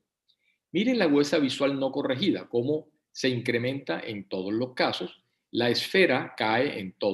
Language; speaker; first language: Spanish; native; Spanish